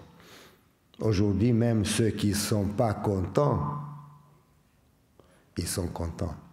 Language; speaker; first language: French; non-native, fluent; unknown